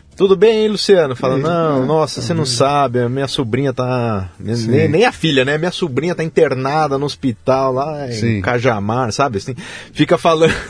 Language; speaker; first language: Portuguese; native; Portuguese